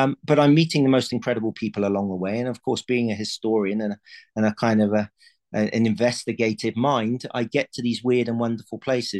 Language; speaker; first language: English; native; English